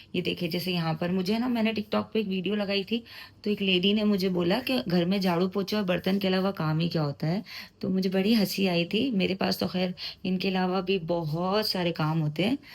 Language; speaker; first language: Urdu; native; Urdu